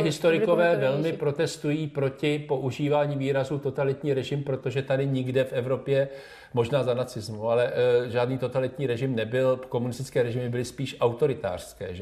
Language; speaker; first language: Czech; native; Czech